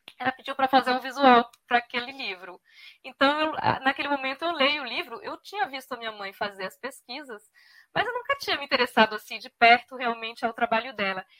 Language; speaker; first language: Portuguese; early bilingual, heritage; Portuguese